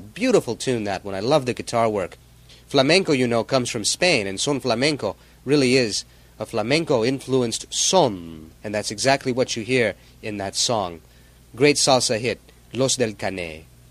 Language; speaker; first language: English; native; English